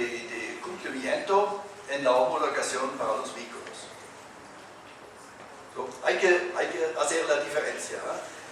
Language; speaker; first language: Spanish; non-native, fluent; German